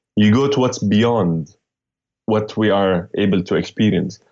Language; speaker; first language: English; non-native, fluent; Arabic